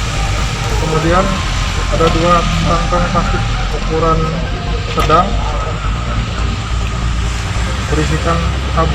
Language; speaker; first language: Indonesian; native; Indonesian